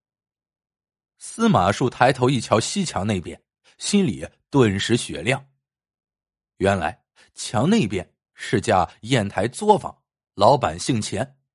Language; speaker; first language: Chinese; native; Chinese